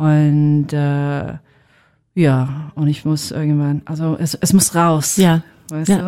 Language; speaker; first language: German; non-native, fluent; English